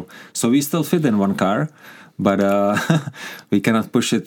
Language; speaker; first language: English; non-native, fluent; Czech